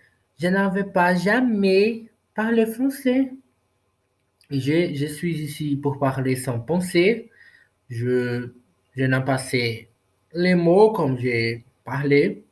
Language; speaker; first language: French; non-native, learner; Portuguese